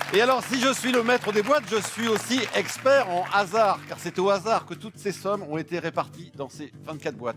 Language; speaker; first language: French; native; French